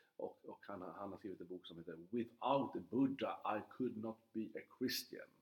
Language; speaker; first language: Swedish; native; Swedish